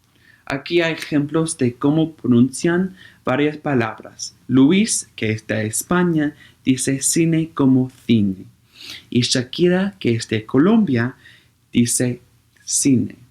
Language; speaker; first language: Spanish; non-native, learner; English